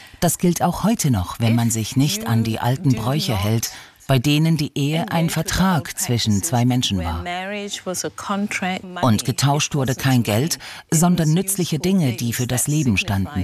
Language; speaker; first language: German; native; German